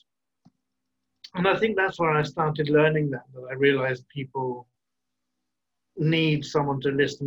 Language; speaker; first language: English; native; English